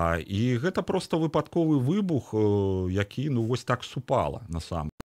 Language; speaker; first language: Belarusian; native; Belarusian